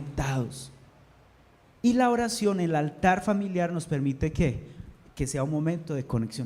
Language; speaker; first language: Spanish; native; Spanish